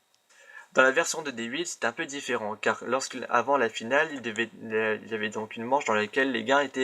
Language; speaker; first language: French; native; French